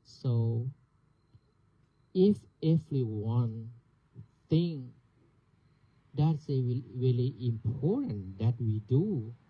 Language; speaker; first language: English; non-native, learner; Thai